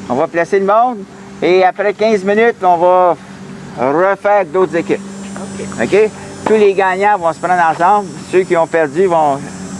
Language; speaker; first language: French; native; French